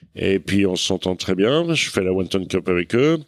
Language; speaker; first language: French; native; French